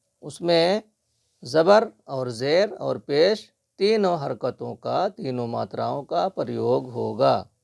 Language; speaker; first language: Urdu; native; Urdu